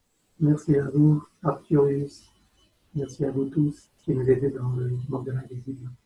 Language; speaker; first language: French; native; French